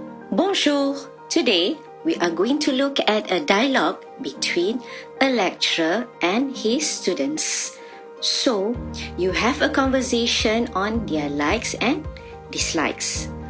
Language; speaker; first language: English; non-native, local second language; Malay